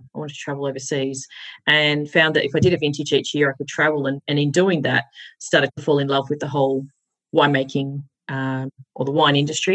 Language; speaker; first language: English; native; English